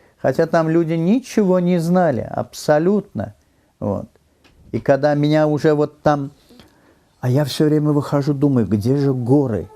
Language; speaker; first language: Russian; non-native, local second language; Turkmen